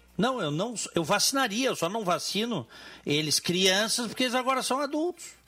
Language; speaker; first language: Portuguese; native; Portuguese